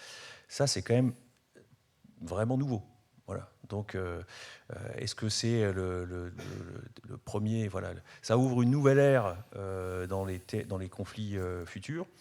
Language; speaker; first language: French; native; French